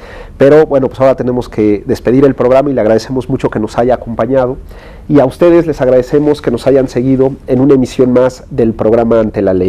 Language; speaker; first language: Spanish; native; Spanish